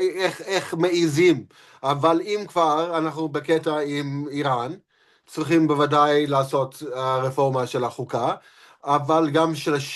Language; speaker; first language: Hebrew; non-native, fluent; English